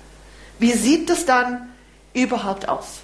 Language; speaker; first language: German; non-native, fluent; English